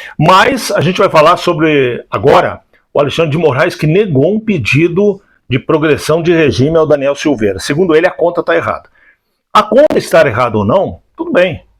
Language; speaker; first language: Portuguese; native; Portuguese